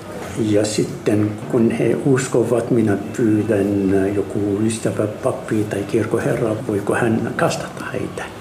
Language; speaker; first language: Finnish; non-native, fluent; Arabic